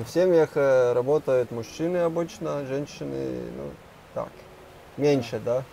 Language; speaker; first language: Russian; non-native, local second language; Latvian